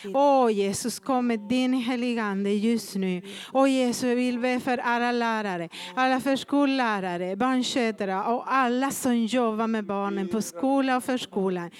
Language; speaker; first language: Swedish; non-native, fluent; Spanish